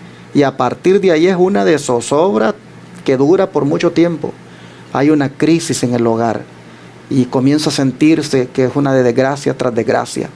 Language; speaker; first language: Spanish; native; Spanish